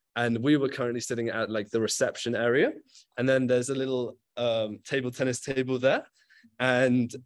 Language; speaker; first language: English; native; English